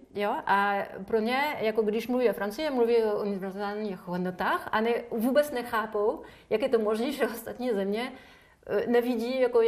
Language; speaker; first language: Czech; non-native, fluent; French